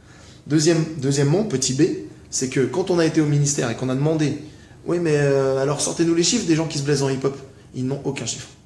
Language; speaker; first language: French; native; French